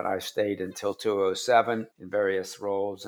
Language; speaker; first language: English; native; English